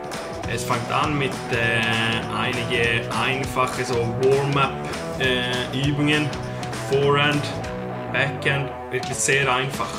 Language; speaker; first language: German; non-native, learner; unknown